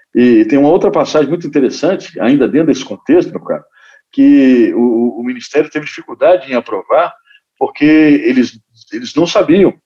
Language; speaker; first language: Portuguese; native; Portuguese